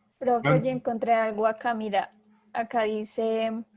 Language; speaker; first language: Spanish; native; Spanish